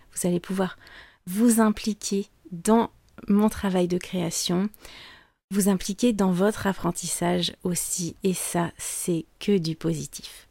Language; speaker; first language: French; native; French